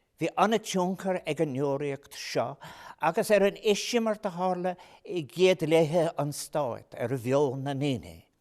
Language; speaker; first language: Irish; non-native, local second language; English